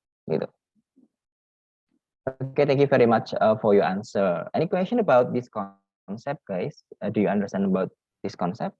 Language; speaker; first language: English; non-native, learner; Indonesian